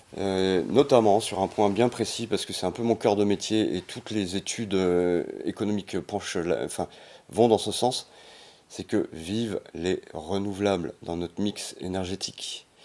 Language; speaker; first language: French; native; French